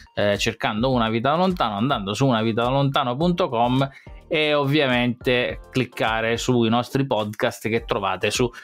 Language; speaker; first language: Italian; native; Italian